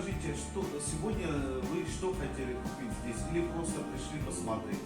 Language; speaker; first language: Russian; non-native, fluent; Hindi